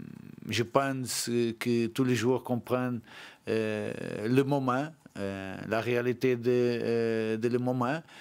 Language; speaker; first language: French; non-native, learner; Portuguese